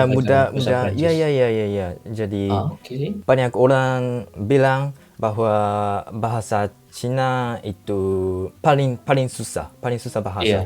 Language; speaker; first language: Indonesian; non-native, learner; Japanese